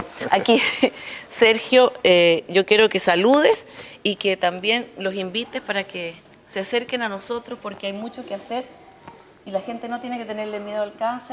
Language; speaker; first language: Spanish; native; Spanish